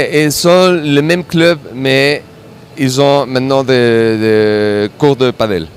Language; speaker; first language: French; non-native, learner; Spanish